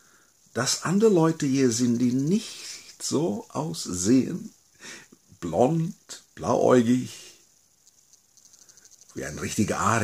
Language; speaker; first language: German; non-native, fluent; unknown